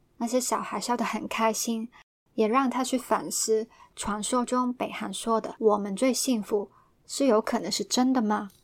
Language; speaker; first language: Chinese; non-native, local second language; Cantonese